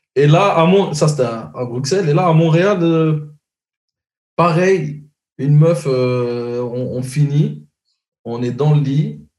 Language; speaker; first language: French; native; French